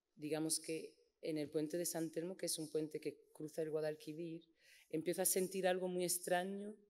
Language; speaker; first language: Spanish; non-native, fluent; English